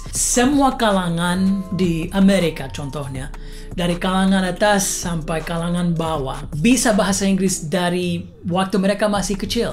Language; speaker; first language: Indonesian; non-native, fluent; English